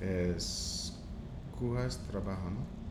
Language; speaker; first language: Spanish; non-native, learner; English